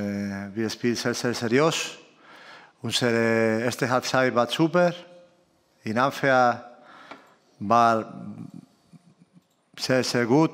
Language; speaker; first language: German; non-native, learner; Spanish